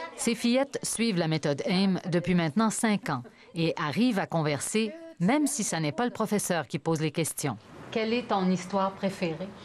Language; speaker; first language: French; native; French